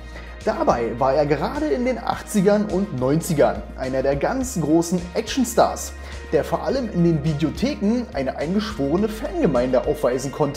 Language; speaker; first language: German; native; German